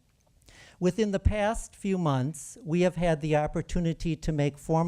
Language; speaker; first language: English; native; English